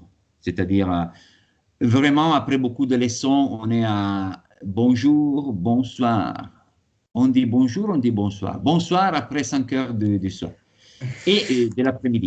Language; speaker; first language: French; non-native, fluent; Italian